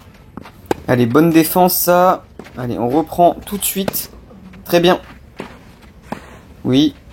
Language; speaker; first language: French; native; French